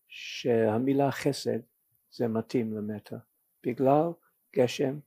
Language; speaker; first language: Hebrew; non-native, fluent; English